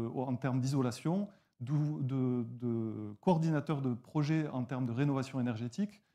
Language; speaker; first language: French; native; French